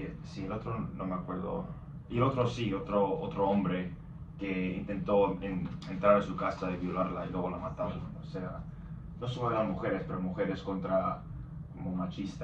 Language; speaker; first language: Spanish; non-native, fluent; English